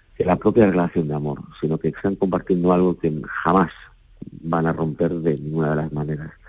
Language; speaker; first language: Spanish; native; Spanish